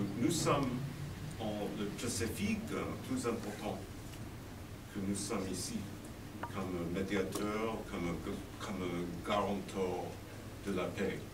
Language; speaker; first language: French; non-native, fluent; English